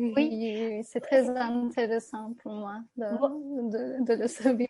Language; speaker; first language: French; non-native, fluent; Turkish